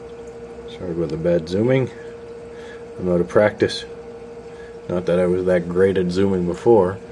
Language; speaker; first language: English; native; English